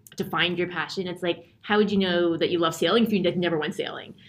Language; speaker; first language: English; native; English